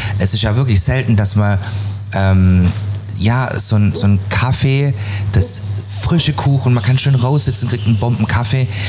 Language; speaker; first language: German; native; German